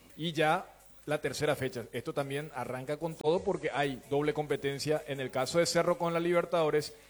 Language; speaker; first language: Spanish; native; Spanish